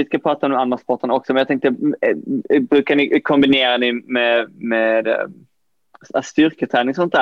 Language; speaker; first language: Swedish; native; Swedish